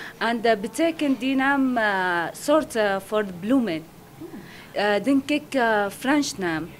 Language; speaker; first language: Dutch; non-native, learner; Arabic